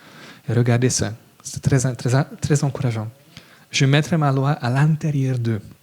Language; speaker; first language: French; non-native, fluent; English